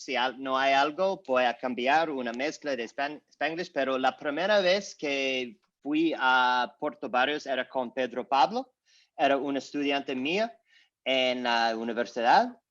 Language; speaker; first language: Spanish; non-native, learner; English